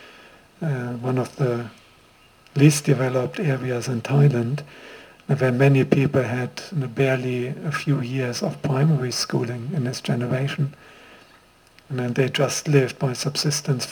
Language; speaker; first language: English; non-native, fluent; German